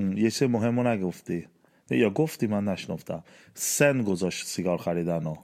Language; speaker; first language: Persian; early bilingual, heritage; Persian